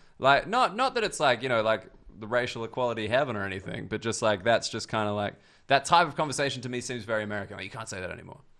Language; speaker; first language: English; native; English